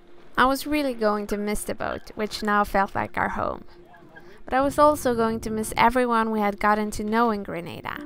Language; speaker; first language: English; non-native, fluent; Swedish